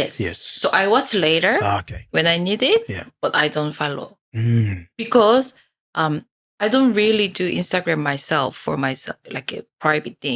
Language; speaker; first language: English; non-native, fluent; Korean